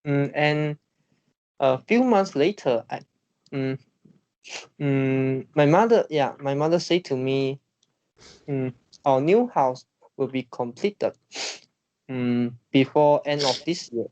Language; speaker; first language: English; non-native, learner; Chinese